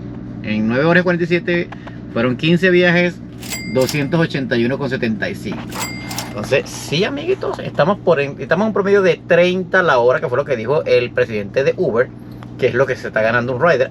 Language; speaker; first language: Spanish; native; Spanish